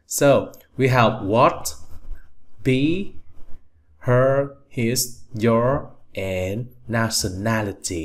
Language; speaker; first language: English; non-native, fluent; Vietnamese